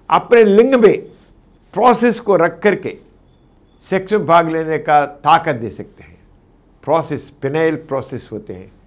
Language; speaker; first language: Hindi; non-native, local second language; Telugu